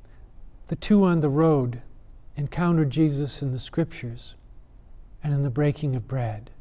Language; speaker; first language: English; native; English